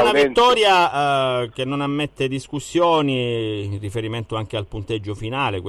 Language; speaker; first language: Italian; native; Italian